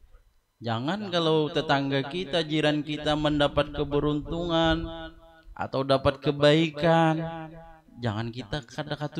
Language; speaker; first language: Indonesian; non-native, local second language; Banjar